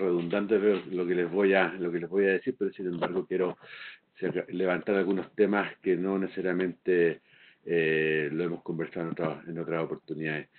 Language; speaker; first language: Spanish; native; Spanish